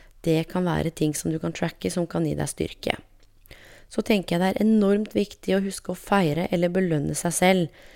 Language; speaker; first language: Norwegian; native; Norwegian